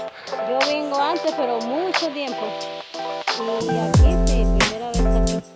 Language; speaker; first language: Spanish; native; Spanish